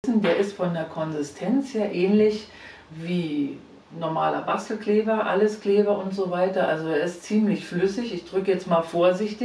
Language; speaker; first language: German; native; German